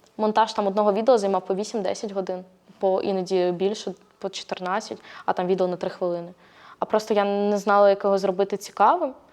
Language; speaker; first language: Ukrainian; native; Ukrainian